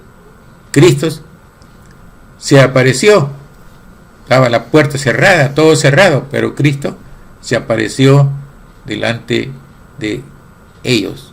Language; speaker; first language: Spanish; native; Spanish